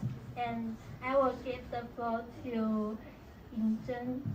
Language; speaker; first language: English; non-native, learner; Chinese